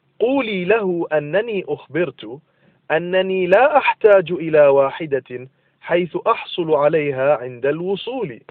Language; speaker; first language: Arabic; non-native, fluent; English